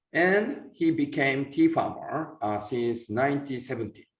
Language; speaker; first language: English; non-native, learner; Japanese